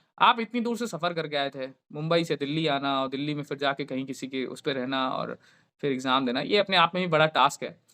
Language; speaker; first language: Hindi; native; Hindi